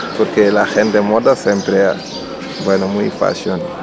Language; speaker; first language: Spanish; non-native, learner; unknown